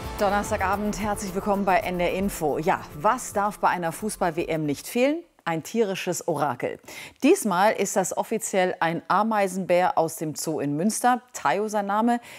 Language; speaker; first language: German; native; German